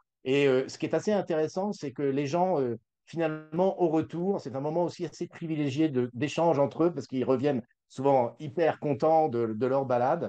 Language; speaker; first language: French; native; French